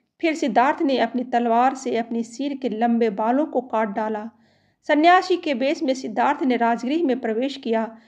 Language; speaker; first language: Hindi; native; Hindi